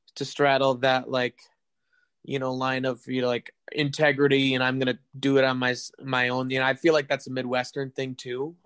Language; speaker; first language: English; native; English